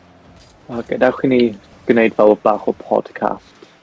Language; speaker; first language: Welsh; non-native, local second language; English